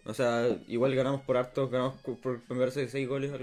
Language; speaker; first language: Spanish; native; Spanish